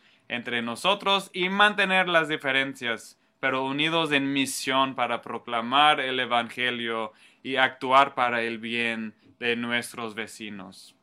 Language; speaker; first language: Spanish; non-native, fluent; English